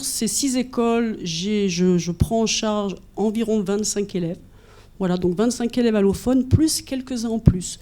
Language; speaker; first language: French; native; French